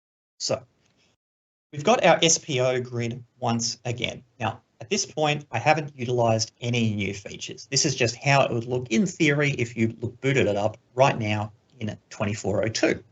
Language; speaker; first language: English; native; English